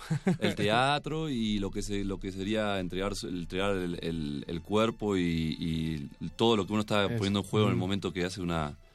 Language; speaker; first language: Spanish; native; Spanish